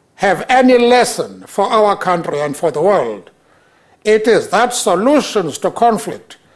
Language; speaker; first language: English; non-native, local second language; Xhosa